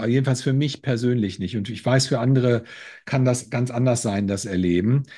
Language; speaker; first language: German; native; German